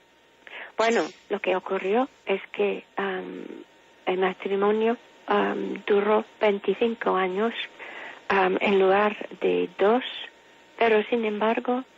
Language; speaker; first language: Spanish; non-native, fluent; English